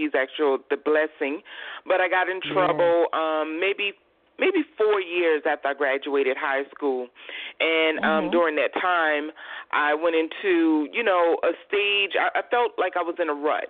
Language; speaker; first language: English; native; English